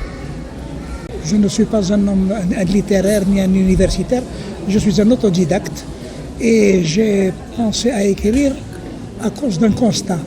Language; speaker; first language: French; non-native, local second language; Arabic